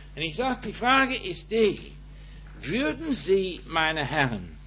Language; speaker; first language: German; non-native, fluent; English